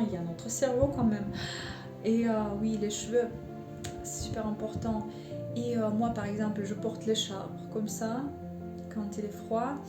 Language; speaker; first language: French; non-native, learner; Russian